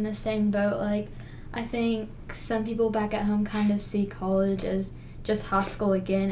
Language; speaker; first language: English; native; English